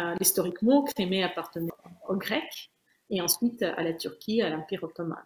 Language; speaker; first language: French; non-native, fluent; Ukrainian